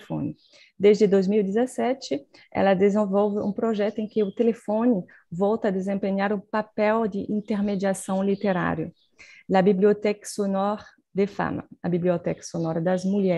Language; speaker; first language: Portuguese; non-native, fluent; French